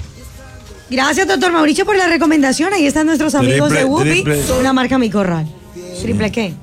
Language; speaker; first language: Spanish; native; Spanish